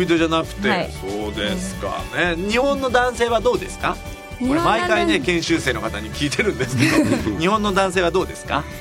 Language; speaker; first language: Japanese; native; Japanese